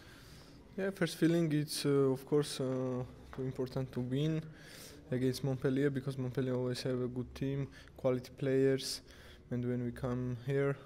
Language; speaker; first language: English; non-native, learner; Georgian